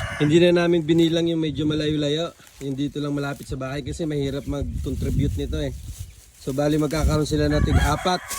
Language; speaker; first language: Filipino; non-native, local second language; Hiligaynon